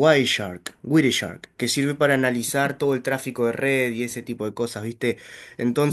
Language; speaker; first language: Spanish; native; Spanish